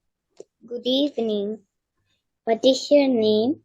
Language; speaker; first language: English; non-native, learner; Tamil